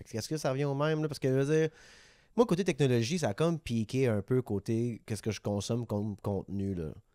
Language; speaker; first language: French; native; French